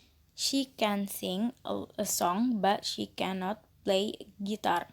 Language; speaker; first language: English; non-native, learner; Indonesian